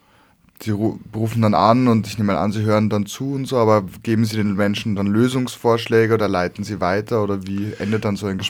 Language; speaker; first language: German; native; German